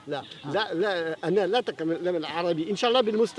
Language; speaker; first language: Arabic; non-native, learner; French